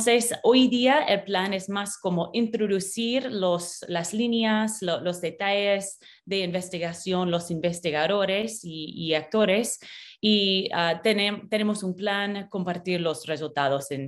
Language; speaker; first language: Spanish; non-native, fluent; English